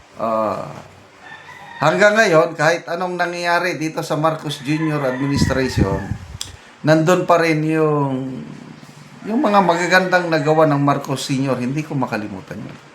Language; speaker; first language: Filipino; non-native, local second language; Iloko